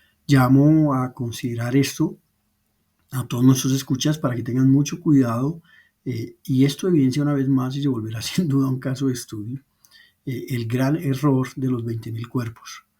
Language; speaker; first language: Spanish; native; Spanish